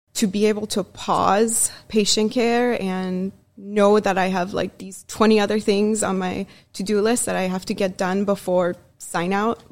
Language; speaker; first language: English; early bilingual, other home language; Persian